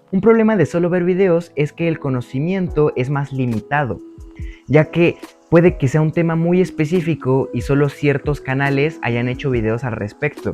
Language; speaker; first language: Spanish; native; Spanish